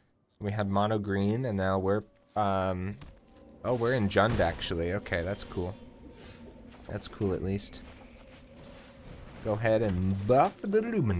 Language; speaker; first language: English; native; English